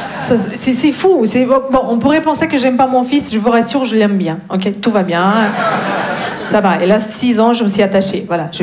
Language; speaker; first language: French; non-native, fluent; Russian